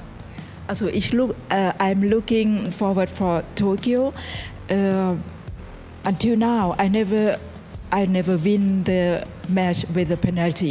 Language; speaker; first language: English; non-native, learner; Thai